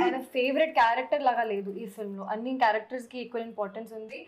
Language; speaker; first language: Telugu; non-native, learner; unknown